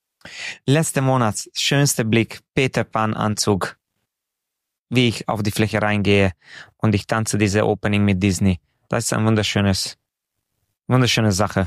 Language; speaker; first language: German; non-native, fluent; Hungarian